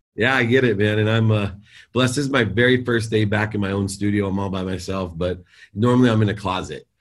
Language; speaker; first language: English; native; English